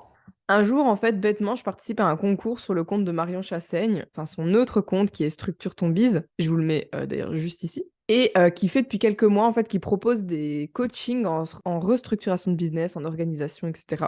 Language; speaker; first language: French; native; French